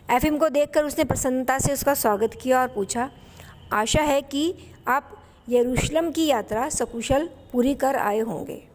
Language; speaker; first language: Hindi; native; Hindi